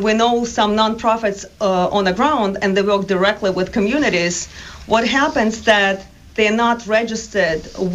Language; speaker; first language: English; non-native, fluent; Ukrainian